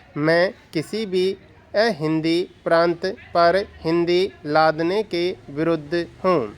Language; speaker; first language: Hindi; native; Hindi